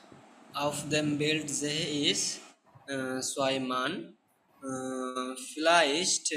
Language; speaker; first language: German; non-native, learner; Bangla